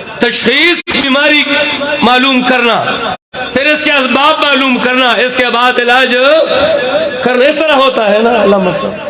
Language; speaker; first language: Urdu; non-native, local second language; Pashto